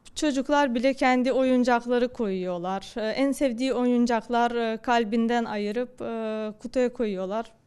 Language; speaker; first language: Turkish; non-native, fluent; Ukrainian